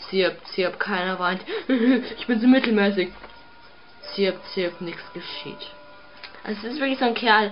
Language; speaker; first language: German; native; German